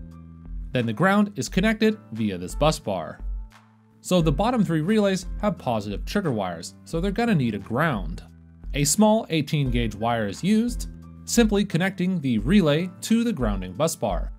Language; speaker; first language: English; native; English